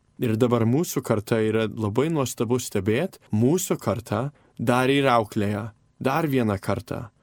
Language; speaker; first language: Lithuanian; early bilingual, heritage; Lithuanian